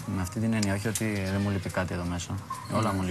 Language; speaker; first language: Greek; early bilingual, other home language; Albanian